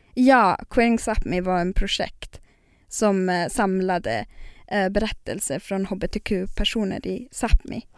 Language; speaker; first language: Swedish; non-native, local second language; Northern Sami